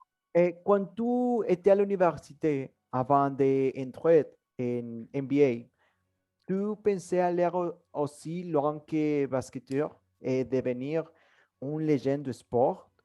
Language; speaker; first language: French; non-native, learner; Spanish